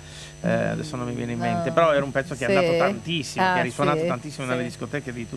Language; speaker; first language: Italian; native; Italian